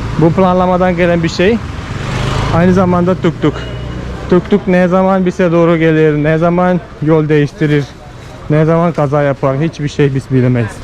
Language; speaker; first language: Turkish; non-native, fluent; Malayalam